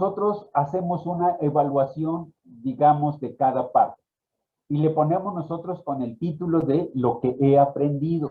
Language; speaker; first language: Spanish; native; Spanish